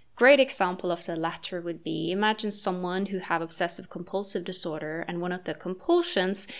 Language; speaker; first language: English; non-native, fluent; Norwegian